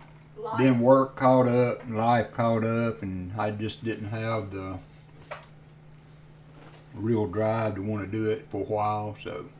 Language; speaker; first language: English; native; English